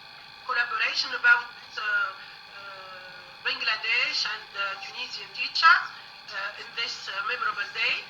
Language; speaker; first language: English; non-native, learner; Arabic